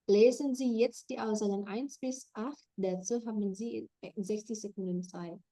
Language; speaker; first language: German; non-native, fluent; Indonesian